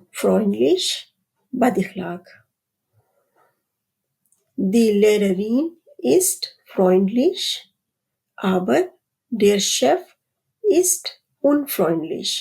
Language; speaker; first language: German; non-native, fluent; Urdu